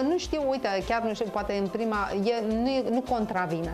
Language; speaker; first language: Romanian; native; Romanian